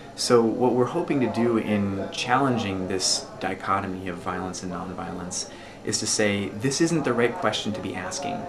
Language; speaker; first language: English; native; English